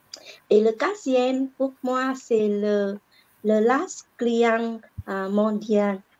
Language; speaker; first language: French; non-native, learner; Vietnamese